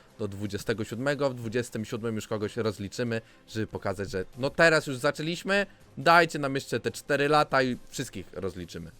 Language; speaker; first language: Polish; native; Polish